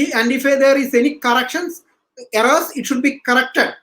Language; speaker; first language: English; non-native, local second language; Malayalam